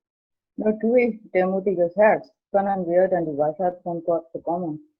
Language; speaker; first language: German; non-native, learner; Indonesian